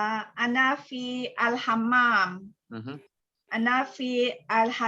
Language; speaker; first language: Arabic; non-native, learner; Malay